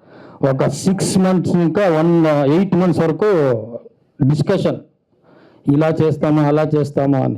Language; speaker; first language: Telugu; non-native, learner; Kannada